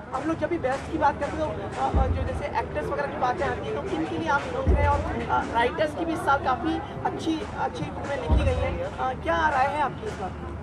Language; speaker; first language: Hindi; native; Hindi